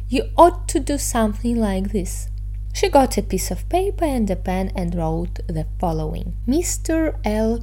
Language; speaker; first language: English; non-native, fluent; Russian